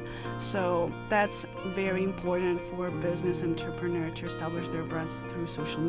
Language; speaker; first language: English; non-native, fluent; Russian